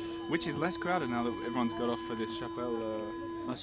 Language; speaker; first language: English; native; English